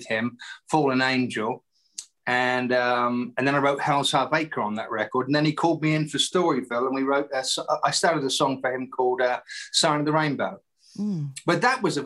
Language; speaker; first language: English; native; English